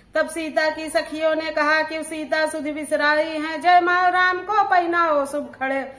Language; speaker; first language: Hindi; native; Hindi